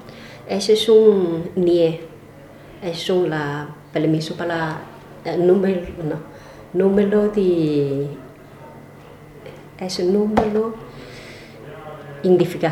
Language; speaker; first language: Spanish; non-native, learner; Chinese